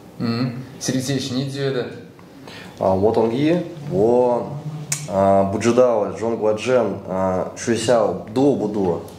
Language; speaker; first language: Chinese; non-native, learner; Russian